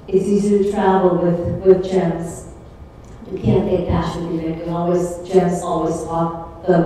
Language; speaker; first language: English; early bilingual, other home language; Czech